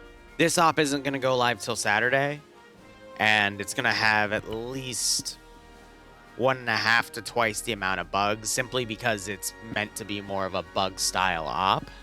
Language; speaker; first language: English; native; English